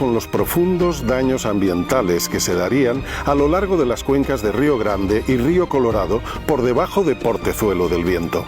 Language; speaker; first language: Spanish; native; Spanish